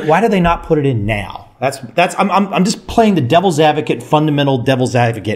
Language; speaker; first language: English; native; English